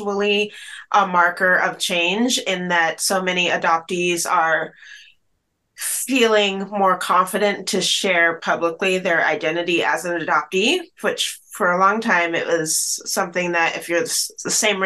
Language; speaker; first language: English; native; English